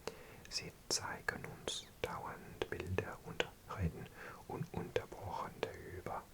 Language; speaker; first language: German; non-native, learner; English